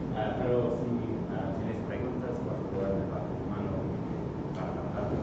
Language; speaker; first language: Spanish; non-native, learner; English